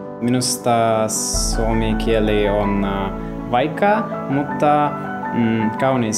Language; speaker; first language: Finnish; non-native, learner; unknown